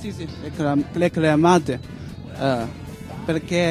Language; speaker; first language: Italian; non-native, learner; Chinese